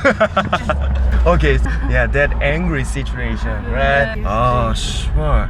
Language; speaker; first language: English; non-native, learner; Korean